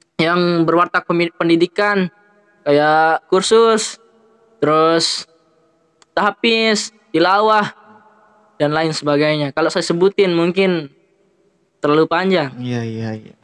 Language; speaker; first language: Indonesian; non-native, local second language; Sasak